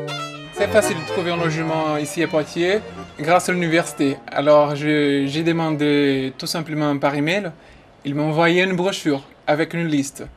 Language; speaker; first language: French; non-native, learner; Portuguese